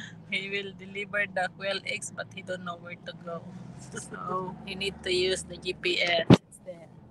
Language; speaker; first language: English; non-native, local second language; Filipino